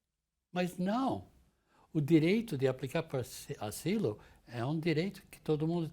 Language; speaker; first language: Portuguese; non-native, fluent; English